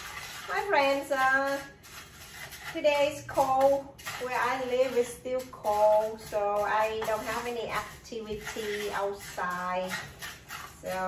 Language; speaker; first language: English; non-native, learner; Vietnamese